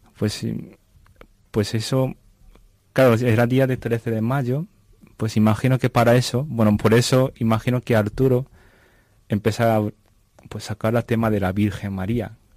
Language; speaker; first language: Spanish; non-native, fluent; Japanese